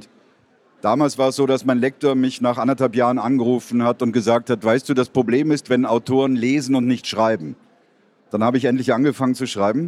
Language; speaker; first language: German; native; German